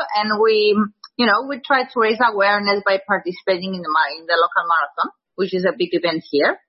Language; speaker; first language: English; non-native, fluent; Greek